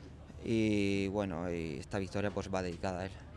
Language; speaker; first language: Spanish; native; Spanish